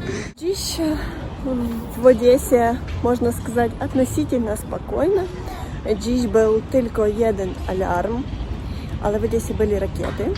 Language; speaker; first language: Polish; non-native, learner; Russian